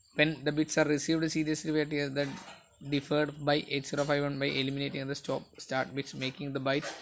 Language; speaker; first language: English; non-native, local second language; Malayalam